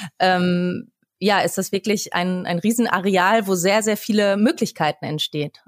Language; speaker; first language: German; native; German